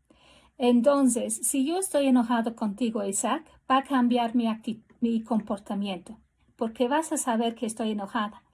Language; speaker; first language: Spanish; non-native, fluent; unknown